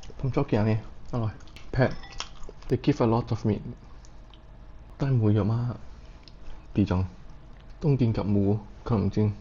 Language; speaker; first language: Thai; non-native, learner; English